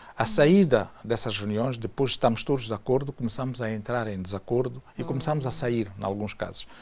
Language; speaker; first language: Portuguese; native; Portuguese